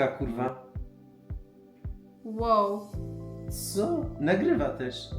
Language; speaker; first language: Polish; non-native, fluent; Persian